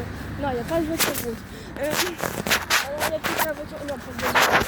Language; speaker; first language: French; native; French